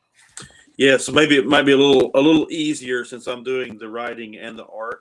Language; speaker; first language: English; native; English